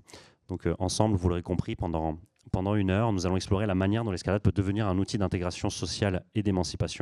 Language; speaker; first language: French; native; French